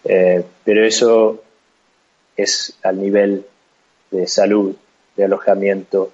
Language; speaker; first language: Spanish; non-native, fluent; English